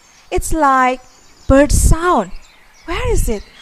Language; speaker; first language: English; non-native, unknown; Indonesian